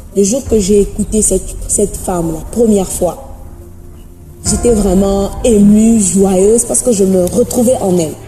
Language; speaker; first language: French; non-native, local second language; Swahili